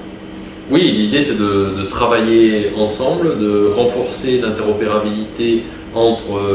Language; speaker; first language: French; native; French